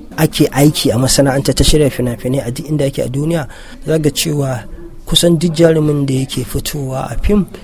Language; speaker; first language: Hausa; native; Hausa